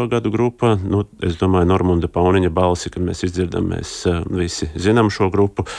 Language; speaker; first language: Latvian; native; Latvian